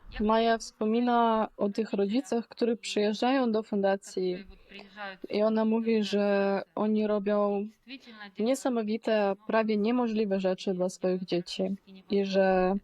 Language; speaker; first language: Polish; non-native, fluent; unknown